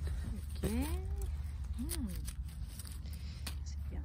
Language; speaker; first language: French; non-native, fluent; Japanese